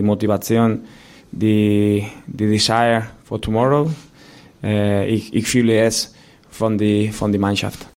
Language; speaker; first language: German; non-native, learner; Spanish